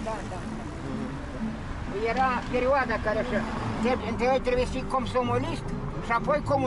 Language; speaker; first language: Romanian; native; Romanian